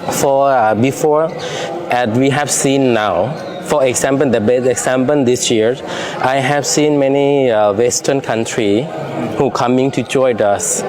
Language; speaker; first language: English; non-native, fluent; Lao